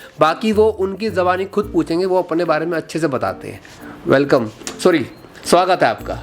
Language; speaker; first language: Hindi; native; Hindi